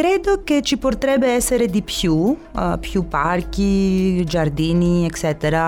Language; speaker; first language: Italian; non-native, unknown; Greek